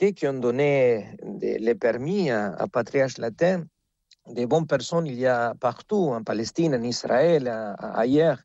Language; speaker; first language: French; non-native, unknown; Spanish